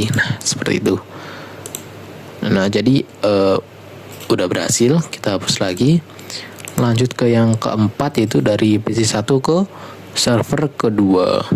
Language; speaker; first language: Indonesian; native; Indonesian